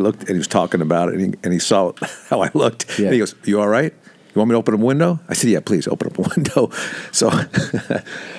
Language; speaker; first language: English; native; English